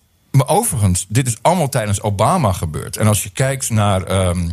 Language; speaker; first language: Dutch; early bilingual, heritage; Dutch